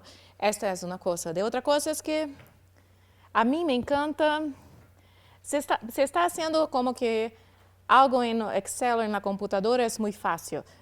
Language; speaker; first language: Spanish; non-native, learner; Portuguese